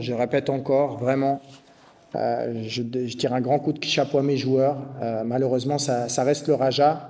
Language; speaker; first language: French; native; French